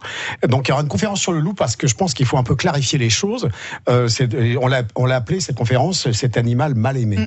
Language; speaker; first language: French; native; French